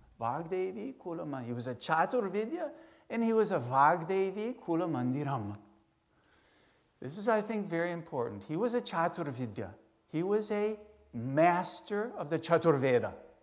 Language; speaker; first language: English; native; English